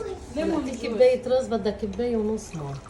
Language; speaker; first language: Arabic; native; Arabic